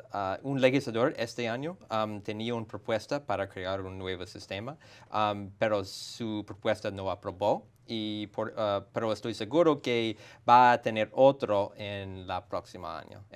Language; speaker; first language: Spanish; non-native, fluent; English